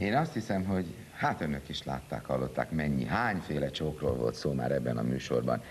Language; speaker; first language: Hungarian; native; Hungarian